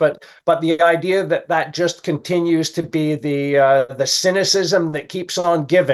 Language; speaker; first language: English; native; English